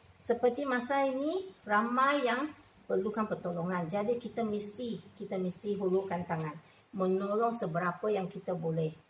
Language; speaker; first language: Malay; non-native, local second language; Chinese